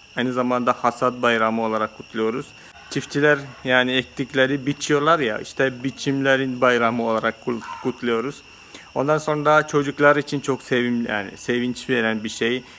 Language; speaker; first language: Turkish; non-native, fluent; Malayalam